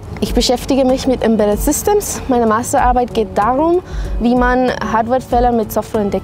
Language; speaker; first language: German; non-native, fluent; Spanish